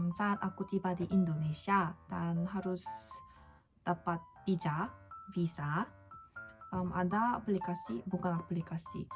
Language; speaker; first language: Indonesian; non-native, learner; Korean